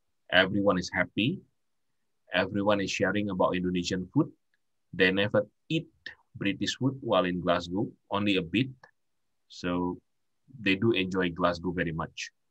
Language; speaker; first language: English; non-native, fluent; Indonesian